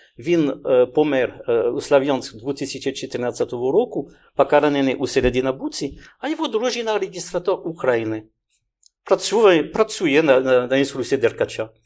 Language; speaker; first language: Ukrainian; non-native, learner; French